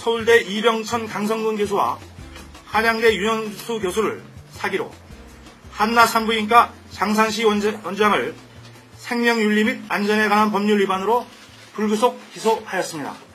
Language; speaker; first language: Korean; native; Korean